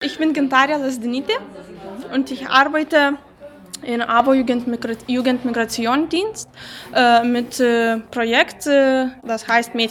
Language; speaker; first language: German; non-native, learner; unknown